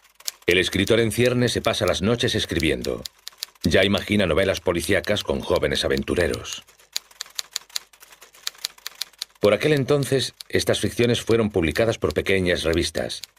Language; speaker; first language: Spanish; native; Spanish